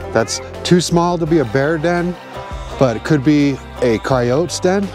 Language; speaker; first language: English; native; English